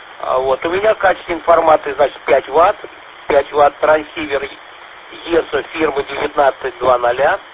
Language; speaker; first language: Russian; native; Russian